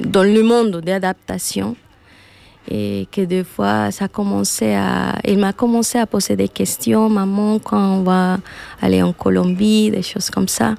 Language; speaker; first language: French; non-native, fluent; Spanish